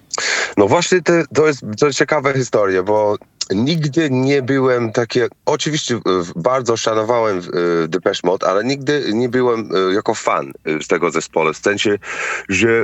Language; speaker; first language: Polish; non-native, fluent; English